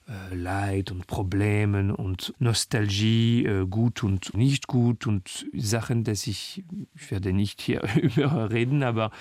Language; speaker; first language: German; non-native, fluent; French